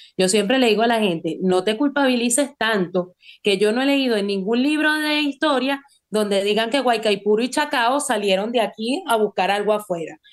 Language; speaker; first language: Spanish; native; Spanish